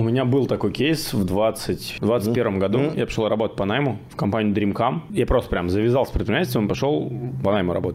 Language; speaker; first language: Russian; native; Russian